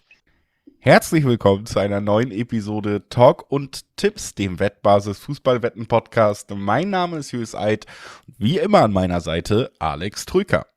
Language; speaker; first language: German; native; German